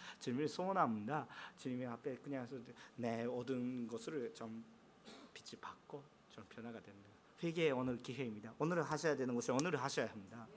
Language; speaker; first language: Korean; non-native, fluent; Japanese